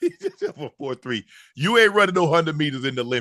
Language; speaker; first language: English; native; English